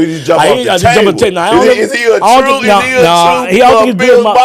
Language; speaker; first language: English; native; English